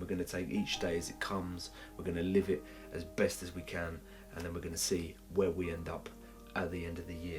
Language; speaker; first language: English; native; English